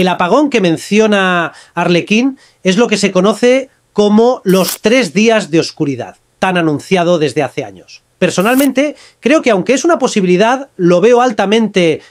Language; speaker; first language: Spanish; native; Spanish